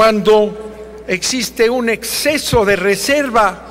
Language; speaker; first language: Spanish; native; Spanish